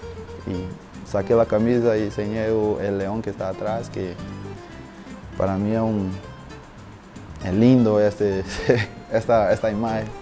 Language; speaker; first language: Spanish; non-native, learner; Portuguese